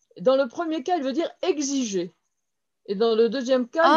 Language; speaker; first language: French; non-native, fluent; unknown